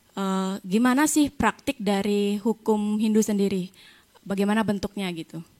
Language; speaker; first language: Indonesian; native; Indonesian